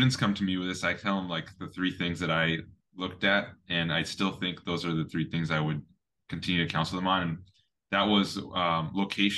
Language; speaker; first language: English; native; English